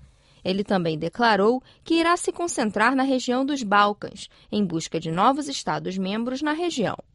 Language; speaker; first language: Portuguese; non-native, fluent; Chinese